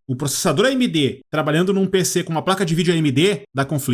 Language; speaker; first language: Portuguese; native; Portuguese